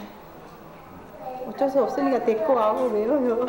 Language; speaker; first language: Korean; non-native, learner; Sinhala